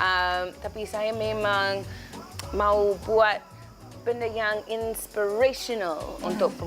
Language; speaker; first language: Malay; non-native, learner; English